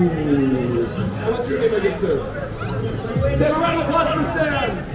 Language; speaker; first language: English; native; English